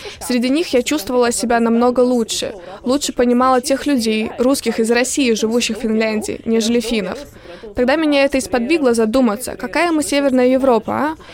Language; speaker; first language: Russian; non-native, local second language; Lithuanian